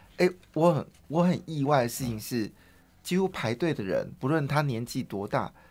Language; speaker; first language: Chinese; native; Chinese